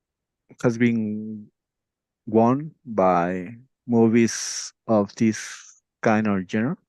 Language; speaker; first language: English; non-native, learner; Spanish